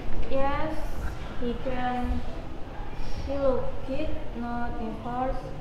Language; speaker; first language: English; non-native, learner; Indonesian